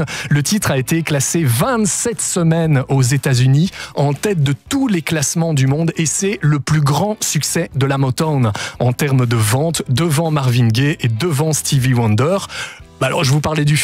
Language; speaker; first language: French; native; French